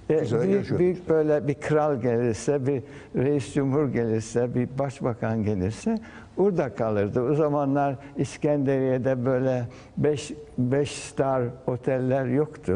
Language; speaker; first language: Turkish; early bilingual, heritage; Turkish